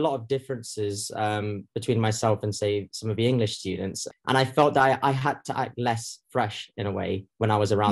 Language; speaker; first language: English; native; English